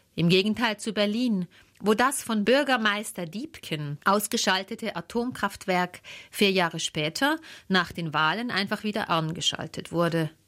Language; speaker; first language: German; native; German